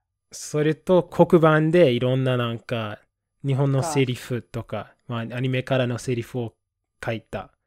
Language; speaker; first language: Japanese; non-native, fluent; English